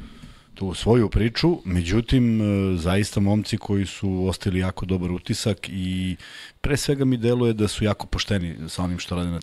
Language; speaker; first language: Serbian; native; Serbian